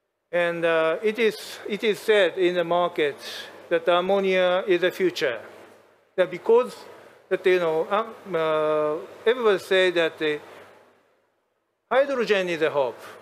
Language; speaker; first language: English; non-native, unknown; Japanese